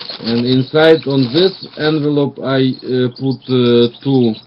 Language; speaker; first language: English; non-native, learner; Russian